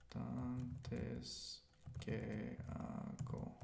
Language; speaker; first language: Spanish; non-native, learner; English